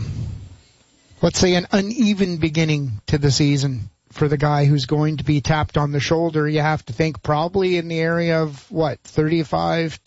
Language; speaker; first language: English; native; English